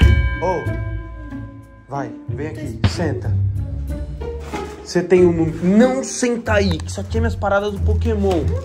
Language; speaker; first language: Portuguese; native; Portuguese